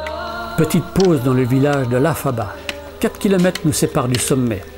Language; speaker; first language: French; native; French